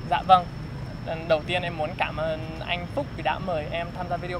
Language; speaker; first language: Vietnamese; non-native, fluent; English